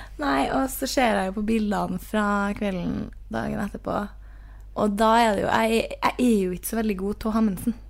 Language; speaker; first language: Norwegian; native; Norwegian